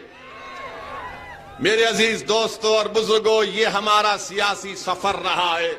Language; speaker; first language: Urdu; native; Urdu